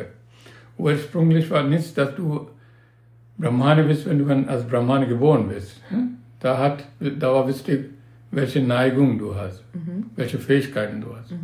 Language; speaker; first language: German; non-native, learner; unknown